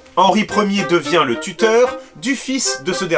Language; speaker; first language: French; native; French